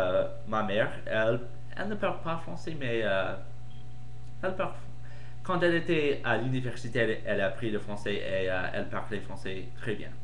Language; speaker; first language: French; non-native, fluent; English